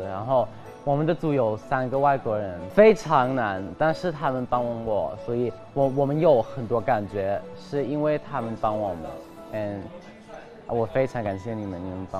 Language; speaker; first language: Chinese; non-native, learner; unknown